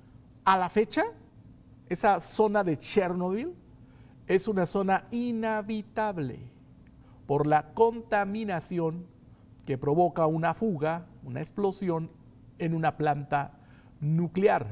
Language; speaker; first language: Spanish; native; Spanish